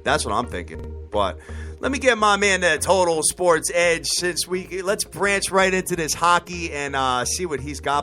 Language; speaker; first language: English; native; English